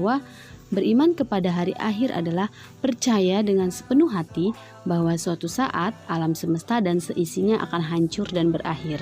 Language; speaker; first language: Indonesian; native; Indonesian